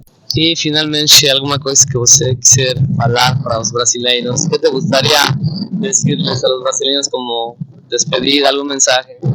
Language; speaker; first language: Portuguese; non-native, fluent; Spanish